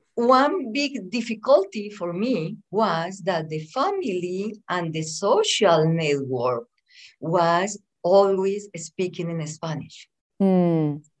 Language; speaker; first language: English; non-native, fluent; Spanish